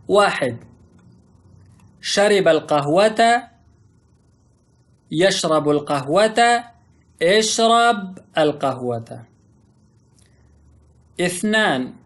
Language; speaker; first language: Arabic; non-native, fluent; Pashto